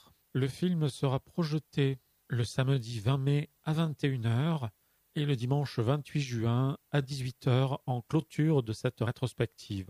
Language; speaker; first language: French; native; French